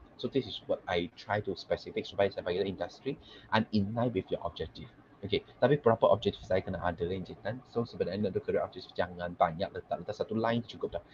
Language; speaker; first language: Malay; non-native, local second language; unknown